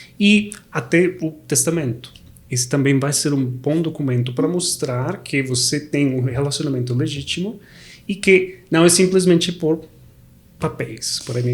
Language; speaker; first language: Portuguese; non-native, fluent; Spanish